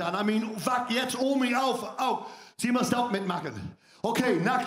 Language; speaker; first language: German; non-native, fluent; English